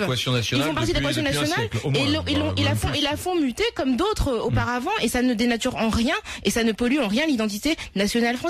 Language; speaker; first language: French; native; French